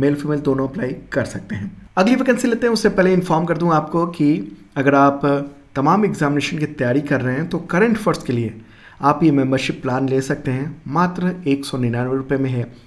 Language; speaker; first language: Hindi; native; Hindi